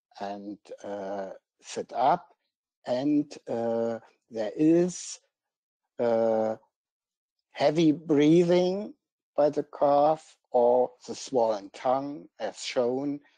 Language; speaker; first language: English; non-native, fluent; German